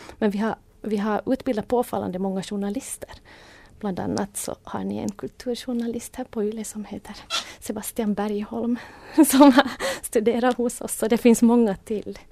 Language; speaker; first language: Swedish; native; Swedish